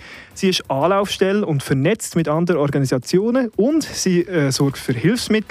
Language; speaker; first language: German; native; German